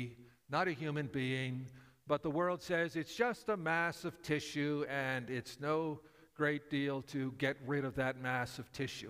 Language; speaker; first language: English; native; English